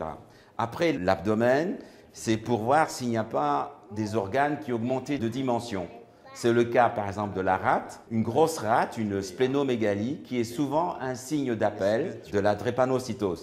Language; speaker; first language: French; native; French